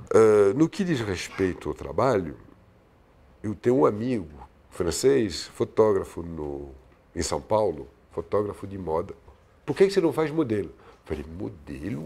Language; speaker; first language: Portuguese; non-native, fluent; French